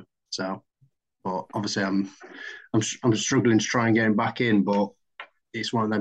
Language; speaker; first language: English; native; English